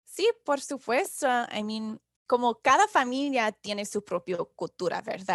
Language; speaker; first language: Spanish; non-native, fluent; English